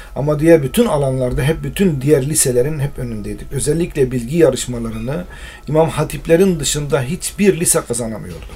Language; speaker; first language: Turkish; non-native, local second language; Arabic